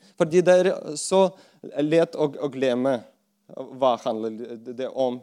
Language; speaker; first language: Norwegian; non-native, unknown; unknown